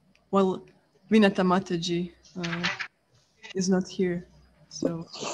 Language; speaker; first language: English; non-native, fluent; Croatian